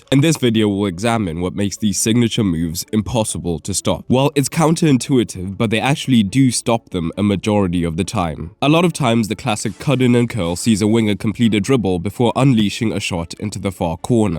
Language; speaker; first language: English; native; English